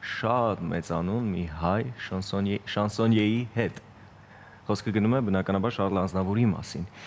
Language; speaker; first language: Armenian; native; Armenian